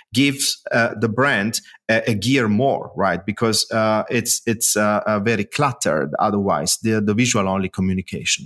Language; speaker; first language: English; non-native, fluent; Italian